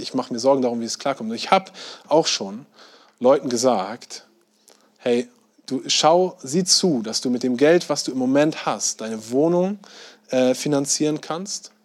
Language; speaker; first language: German; native; German